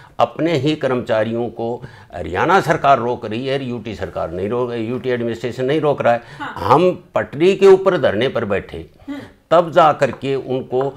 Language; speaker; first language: Hindi; native; Hindi